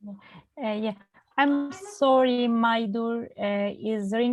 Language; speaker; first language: English; non-native, learner; Turkish